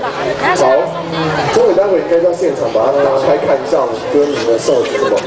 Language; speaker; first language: Chinese; native; Chinese